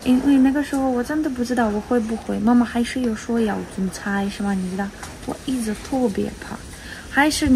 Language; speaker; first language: Chinese; non-native, learner; Ukrainian